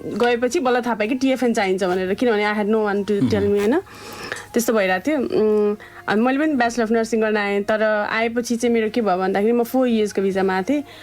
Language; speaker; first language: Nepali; native; Nepali